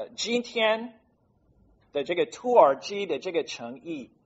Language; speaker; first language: Chinese; non-native, fluent; English